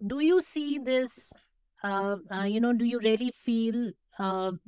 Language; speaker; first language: English; non-native, local second language; Hindi